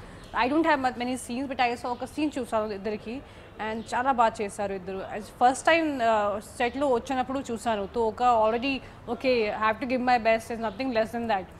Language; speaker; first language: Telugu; non-native, local second language; Hindi